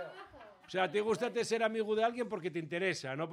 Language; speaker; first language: Spanish; native; Spanish